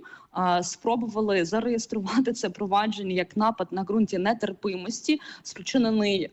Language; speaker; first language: Ukrainian; native; Ukrainian